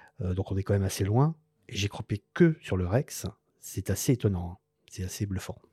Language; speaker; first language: French; native; French